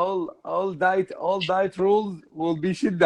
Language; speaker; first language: English; non-native, learner; Arabic